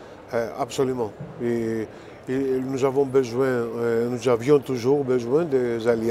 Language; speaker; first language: French; non-native, fluent; Greek